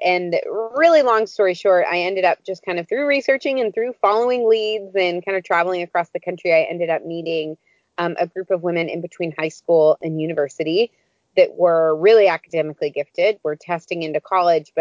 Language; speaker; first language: English; native; English